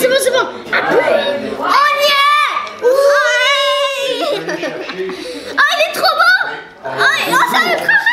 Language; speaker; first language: French; native; French